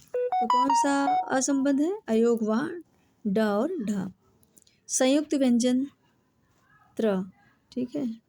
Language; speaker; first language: Hindi; native; Hindi